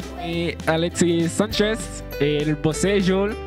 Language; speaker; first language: Spanish; non-native, learner; French